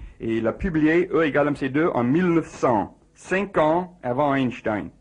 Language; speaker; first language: French; non-native, fluent; English